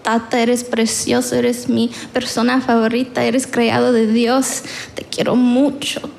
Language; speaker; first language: Spanish; early bilingual, other home language; English